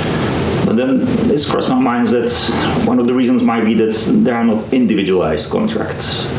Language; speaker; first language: English; non-native, fluent; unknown